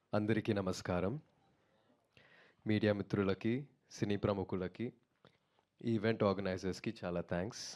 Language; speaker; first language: Telugu; non-native, learner; Tamil